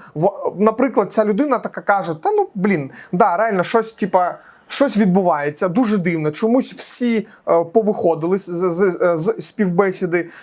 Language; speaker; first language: Ukrainian; native; Ukrainian